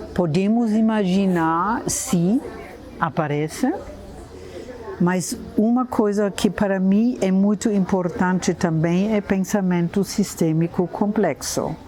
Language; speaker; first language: Portuguese; non-native, fluent; German